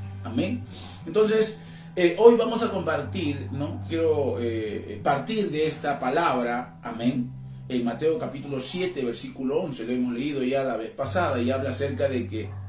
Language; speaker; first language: Spanish; native; Spanish